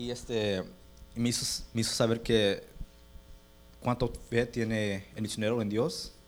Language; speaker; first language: Spanish; early bilingual, heritage; Spanish